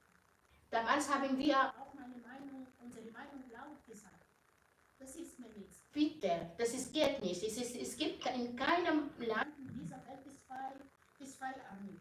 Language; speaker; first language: German; non-native, fluent; Arabic